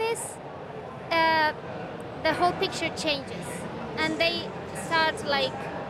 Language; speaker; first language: English; non-native, fluent; Spanish